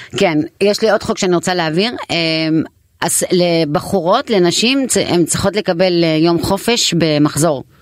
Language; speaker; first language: Hebrew; non-native, local second language; Arabic